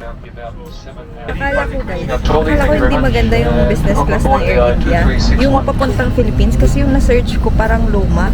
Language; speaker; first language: Filipino; native; Filipino